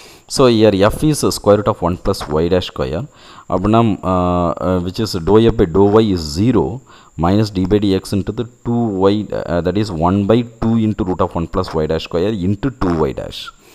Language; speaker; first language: English; non-native, local second language; Tamil